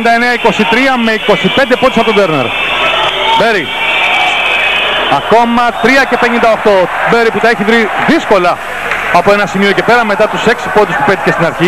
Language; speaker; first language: Greek; native; Greek